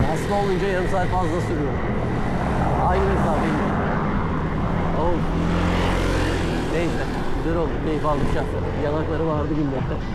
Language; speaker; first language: Turkish; native; Turkish